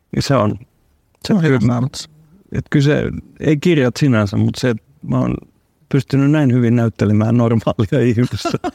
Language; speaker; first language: Finnish; non-native, local second language; Swedish